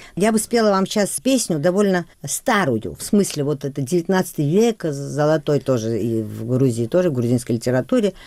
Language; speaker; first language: Russian; non-native, local second language; Georgian